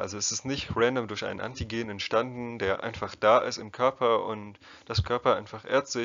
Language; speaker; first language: German; non-native, fluent; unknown